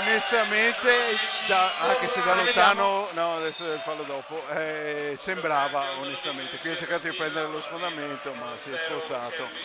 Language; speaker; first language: Italian; native; Italian